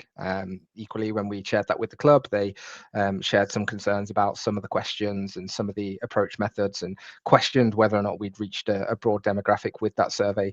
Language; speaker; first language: English; native; English